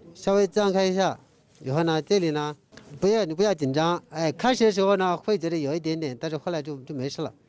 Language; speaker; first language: Chinese; non-native, fluent; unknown